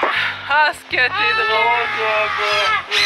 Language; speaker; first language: French; native; French